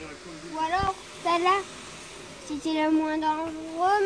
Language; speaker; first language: French; native; French